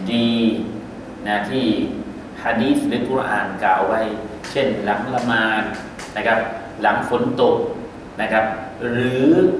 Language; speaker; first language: Thai; native; Thai